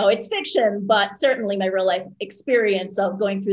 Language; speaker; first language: English; native; English